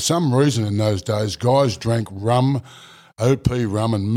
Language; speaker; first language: English; native; English